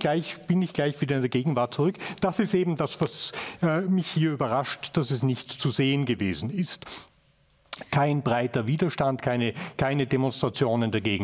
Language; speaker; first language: German; native; German